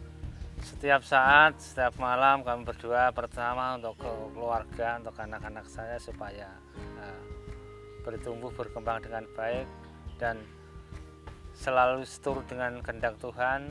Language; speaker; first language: Indonesian; non-native, local second language; Javanese